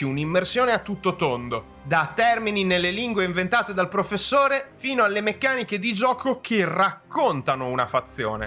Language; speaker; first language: Italian; native; Italian